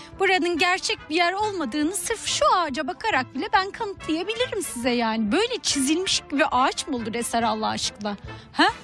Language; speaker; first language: Turkish; native; Turkish